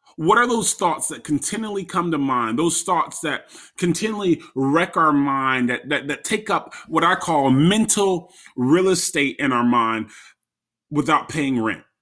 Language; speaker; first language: English; native; English